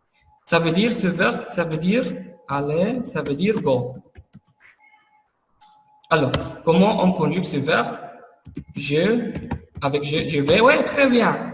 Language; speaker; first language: French; non-native, fluent; Arabic